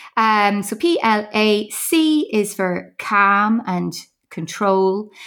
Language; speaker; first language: English; native; English